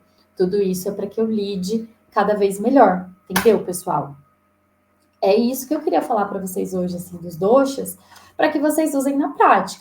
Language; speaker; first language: Portuguese; native; Portuguese